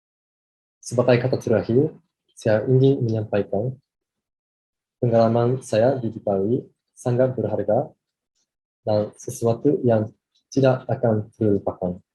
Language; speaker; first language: Indonesian; non-native, fluent; Japanese